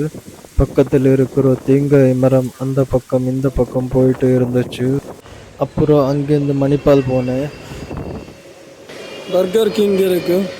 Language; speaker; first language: Tamil; non-native, learner; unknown